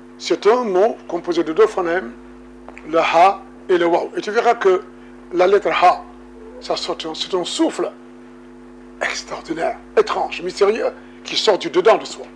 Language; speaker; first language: French; non-native, local second language; Wolof